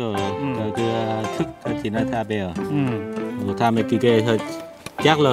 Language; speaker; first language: Korean; non-native, learner; Vietnamese